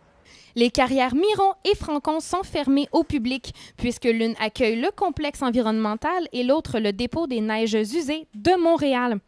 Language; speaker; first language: French; native; French